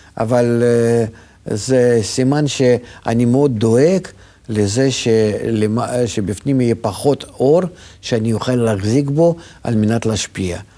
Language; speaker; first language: Hebrew; non-native, fluent; Russian